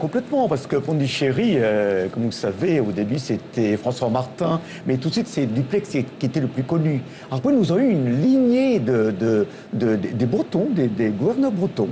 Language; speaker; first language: French; non-native, local second language; Tamil